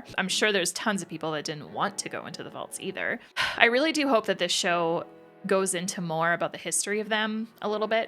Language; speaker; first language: English; native; English